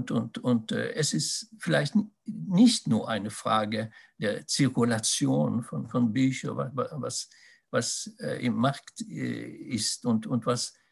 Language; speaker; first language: German; non-native, fluent; Swedish